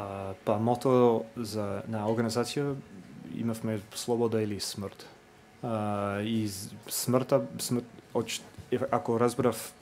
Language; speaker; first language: Macedonian; non-native, fluent; English